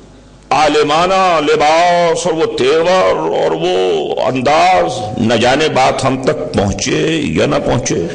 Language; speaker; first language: Urdu; native; Urdu